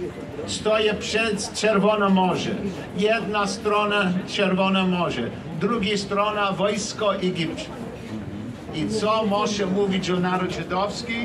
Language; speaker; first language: Polish; non-native, learner; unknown